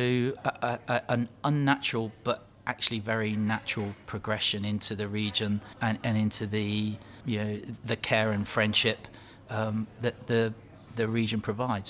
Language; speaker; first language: English; native; English